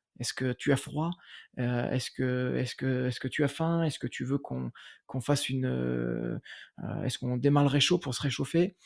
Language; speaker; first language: French; native; French